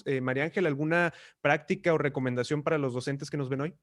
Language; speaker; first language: Spanish; native; Spanish